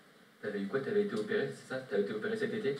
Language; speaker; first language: French; native; French